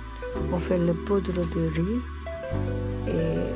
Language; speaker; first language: French; non-native, learner; Korean